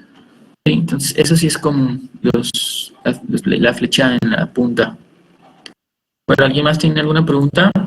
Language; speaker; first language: Spanish; native; Spanish